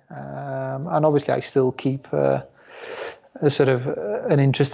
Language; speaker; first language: English; non-native, local second language; Welsh